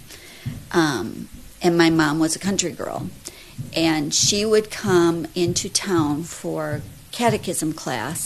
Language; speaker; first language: English; native; English